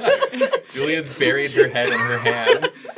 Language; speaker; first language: English; native; English